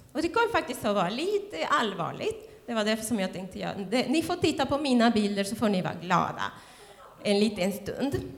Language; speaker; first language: Swedish; non-native, fluent; Spanish